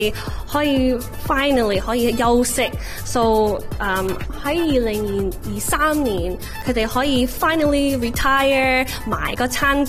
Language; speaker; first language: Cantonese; early bilingual, heritage; Cantonese